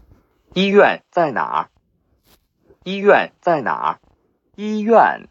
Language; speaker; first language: Chinese; non-native, learner; English